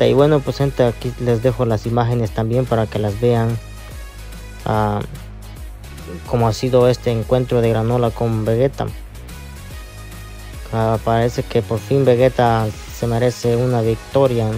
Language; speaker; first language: Spanish; native; Spanish